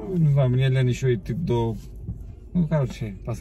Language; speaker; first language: Russian; non-native, fluent; Turkish